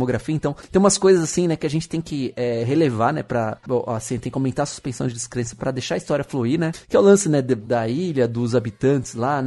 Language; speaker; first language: Portuguese; native; Portuguese